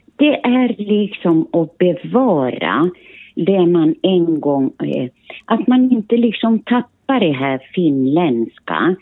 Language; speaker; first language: Swedish; early bilingual, other home language; Finnish